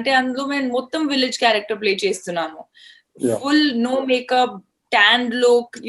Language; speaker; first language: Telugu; non-native, fluent; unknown